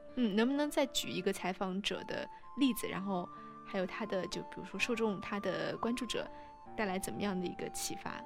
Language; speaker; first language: Chinese; native; Chinese